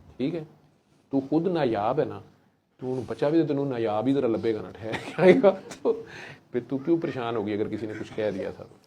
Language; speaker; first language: Urdu; non-native, local second language; Punjabi